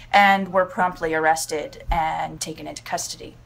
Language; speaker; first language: English; native; English